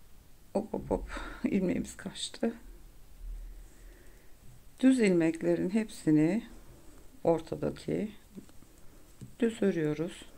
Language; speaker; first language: Turkish; native; Turkish